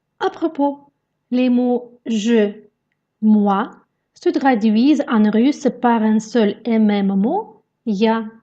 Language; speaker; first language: French; non-native, fluent; Russian